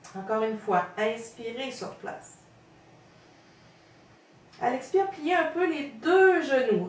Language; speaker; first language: French; native; French